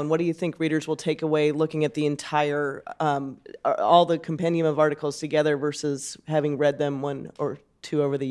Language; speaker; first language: English; native; English